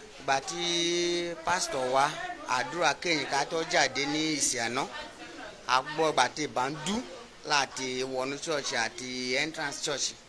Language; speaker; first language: Yoruba; non-native, local second language; Igbo